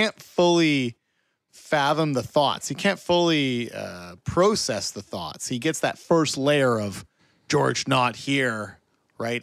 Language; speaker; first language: English; native; English